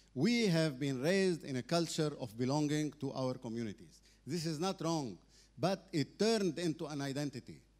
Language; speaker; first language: English; non-native, fluent; Arabic